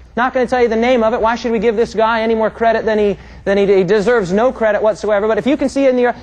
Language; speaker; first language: English; native; English